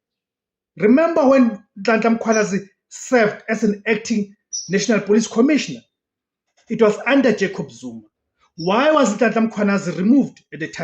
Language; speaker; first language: English; non-native, local second language; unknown